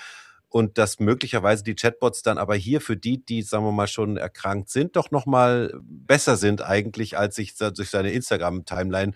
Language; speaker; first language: German; native; German